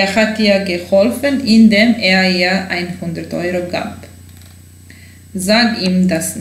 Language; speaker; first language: German; non-native, fluent; Serbian